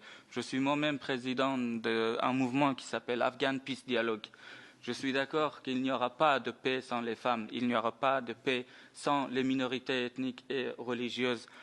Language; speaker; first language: French; non-native, fluent; Persian